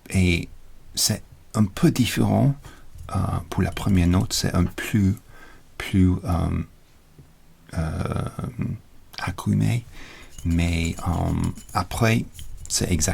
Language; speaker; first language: French; non-native, learner; English